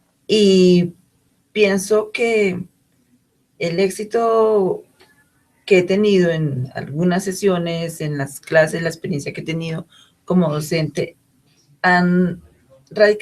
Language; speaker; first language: Spanish; native; Spanish